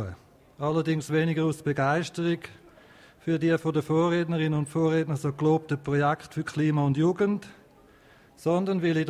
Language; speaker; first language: German; native; German